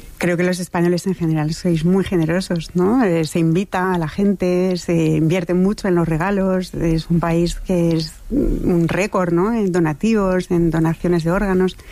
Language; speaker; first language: Spanish; non-native, fluent; French